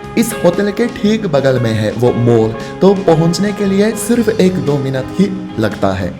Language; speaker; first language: Hindi; non-native, fluent; Japanese